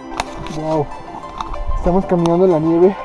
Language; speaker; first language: Spanish; native; Spanish